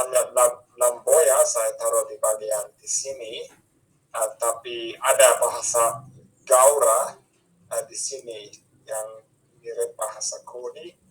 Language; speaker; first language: Indonesian; non-native, fluent; English